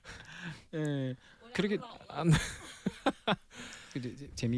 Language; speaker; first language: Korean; non-native, fluent; Chinese